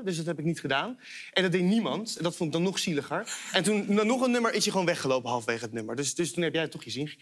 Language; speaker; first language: Dutch; native; Dutch